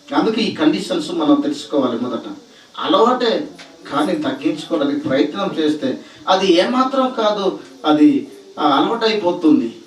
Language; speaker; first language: Telugu; non-native, local second language; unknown